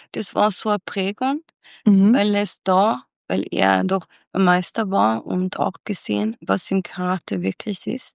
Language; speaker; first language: German; non-native, fluent; Swedish